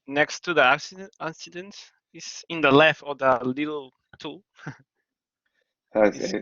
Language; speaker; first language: English; non-native, learner; Spanish